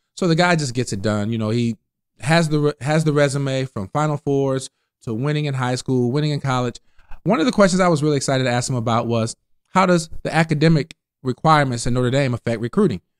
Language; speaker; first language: English; native; English